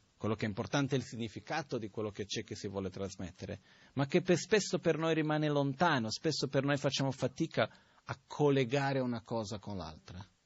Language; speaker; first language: Italian; non-native, fluent; Portuguese